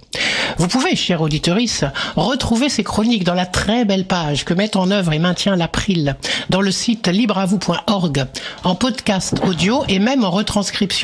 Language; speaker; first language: French; native; French